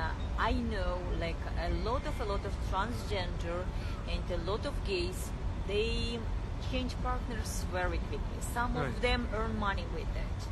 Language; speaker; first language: English; non-native, learner; Russian